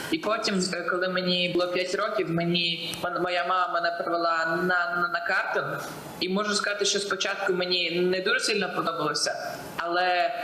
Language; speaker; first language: Ukrainian; non-native, local second language; Russian